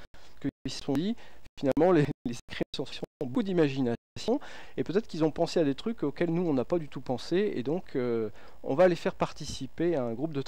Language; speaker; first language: French; native; French